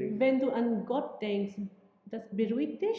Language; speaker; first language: German; non-native, learner; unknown